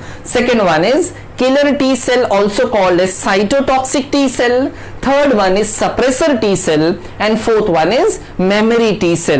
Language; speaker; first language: English; non-native, local second language; Hindi